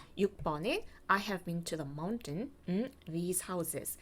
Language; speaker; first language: English; non-native, fluent; Korean